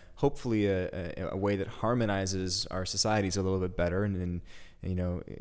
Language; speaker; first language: English; native; English